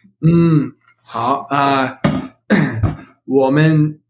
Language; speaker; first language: Chinese; non-native, learner; English